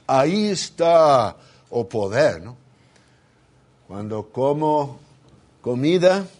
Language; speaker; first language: Spanish; non-native, fluent; English